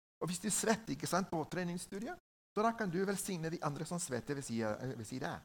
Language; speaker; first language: Norwegian; non-native, learner; Spanish